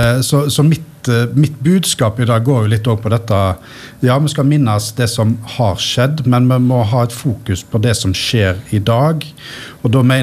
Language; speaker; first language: Norwegian; native; Norwegian